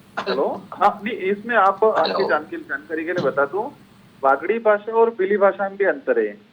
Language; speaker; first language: Hindi; non-native, local second language; Bhili